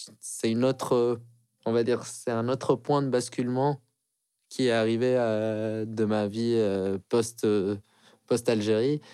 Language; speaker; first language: French; non-native, local second language; Arabic